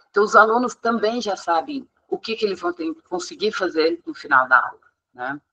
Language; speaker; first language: Portuguese; non-native, fluent; English